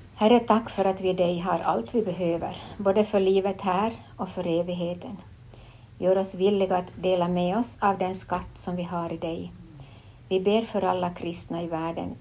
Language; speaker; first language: Swedish; native; Swedish